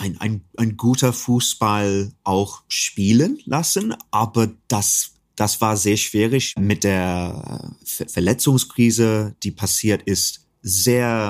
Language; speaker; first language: German; non-native, fluent; English